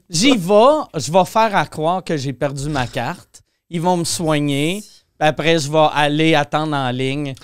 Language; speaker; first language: French; native; French